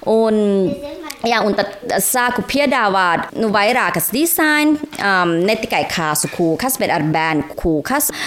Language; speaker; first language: Latvian; non-native, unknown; Thai